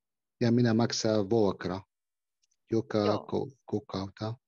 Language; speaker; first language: Finnish; non-native, learner; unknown